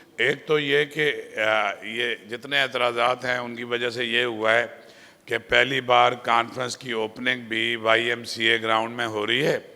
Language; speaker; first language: Urdu; native; Urdu